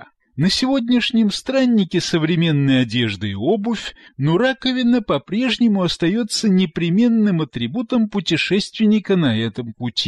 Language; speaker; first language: Russian; native; Russian